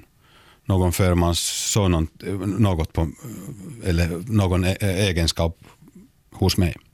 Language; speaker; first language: Swedish; non-native, local second language; Finnish